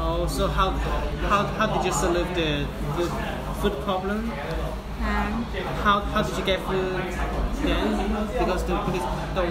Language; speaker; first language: English; non-native, fluent; Cantonese